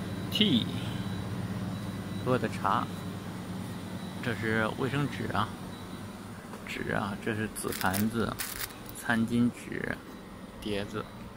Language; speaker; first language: Chinese; native; Chinese